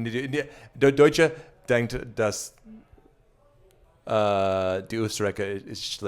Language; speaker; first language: German; non-native, learner; English